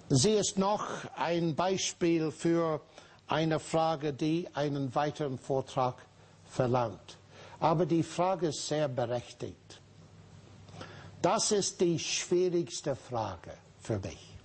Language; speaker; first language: German; non-native, fluent; English